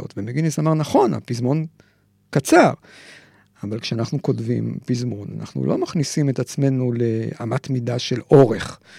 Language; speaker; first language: Hebrew; native; Hebrew